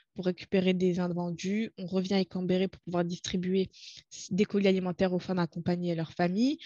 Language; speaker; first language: French; non-native, local second language; Arabic